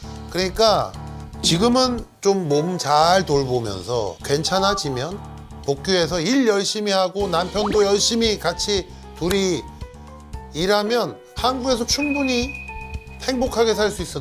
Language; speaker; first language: Korean; native; Korean